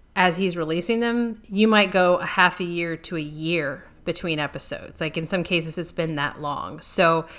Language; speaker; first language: English; native; English